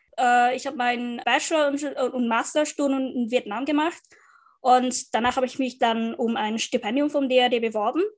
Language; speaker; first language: German; non-native, fluent; Vietnamese